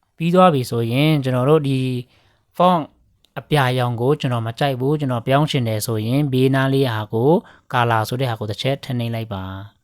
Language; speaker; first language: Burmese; non-native, local second language; Pa'o Karen